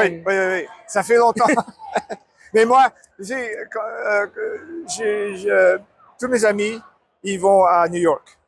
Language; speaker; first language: French; non-native, learner; English